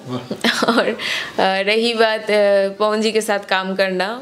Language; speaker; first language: Hindi; non-native, local second language; Bangla